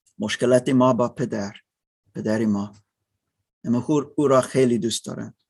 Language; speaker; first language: Persian; non-native, learner; German